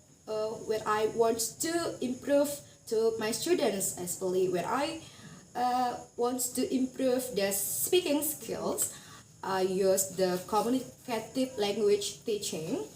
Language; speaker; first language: English; non-native, learner; Indonesian